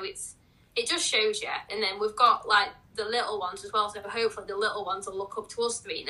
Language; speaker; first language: English; native; English